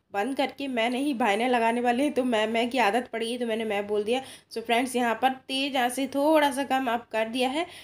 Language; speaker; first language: Hindi; non-native, local second language; Odia